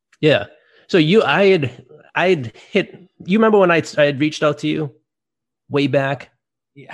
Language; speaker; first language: English; native; English